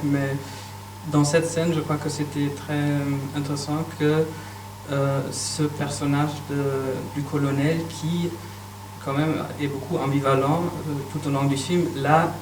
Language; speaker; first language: French; non-native, fluent; German